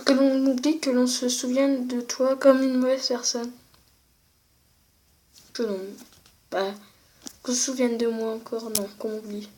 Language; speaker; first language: French; native; French